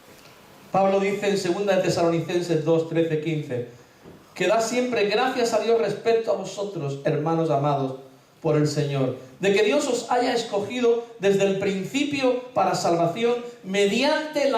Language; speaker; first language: Spanish; native; Spanish